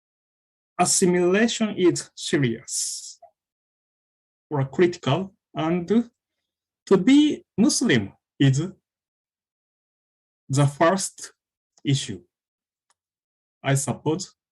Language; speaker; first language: English; non-native, fluent; Japanese